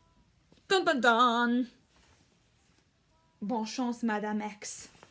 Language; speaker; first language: French; non-native, learner; English